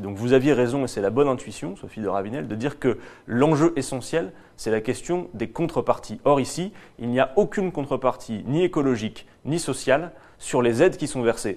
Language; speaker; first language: French; native; French